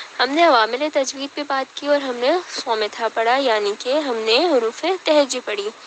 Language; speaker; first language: Urdu; native; Urdu